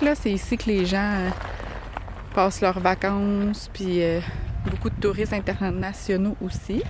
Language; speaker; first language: French; native; French